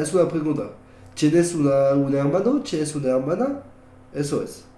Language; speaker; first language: Spanish; non-native, learner; French